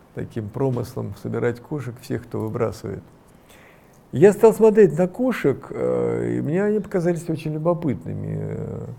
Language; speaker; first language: Russian; native; Russian